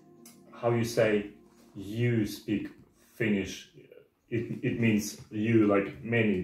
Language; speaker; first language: English; non-native, fluent; Russian